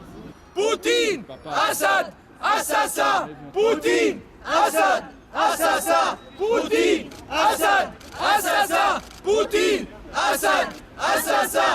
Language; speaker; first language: French; non-native, fluent; Arabic